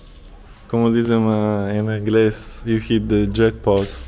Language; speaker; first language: Portuguese; non-native, learner; Russian